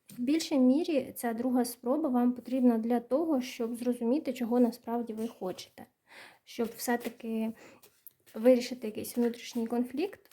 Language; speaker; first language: Ukrainian; non-native, local second language; Russian